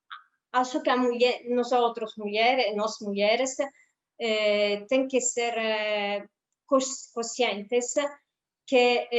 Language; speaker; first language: Portuguese; non-native, fluent; Italian